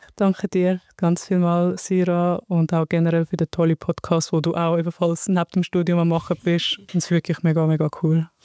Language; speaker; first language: German; early bilingual, other home language; Arabic